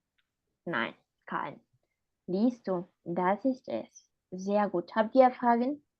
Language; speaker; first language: German; non-native, fluent; Spanish